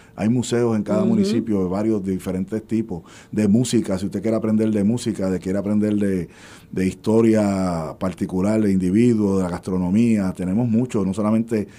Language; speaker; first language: Spanish; native; Spanish